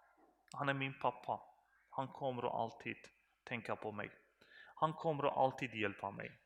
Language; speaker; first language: Swedish; non-native, learner; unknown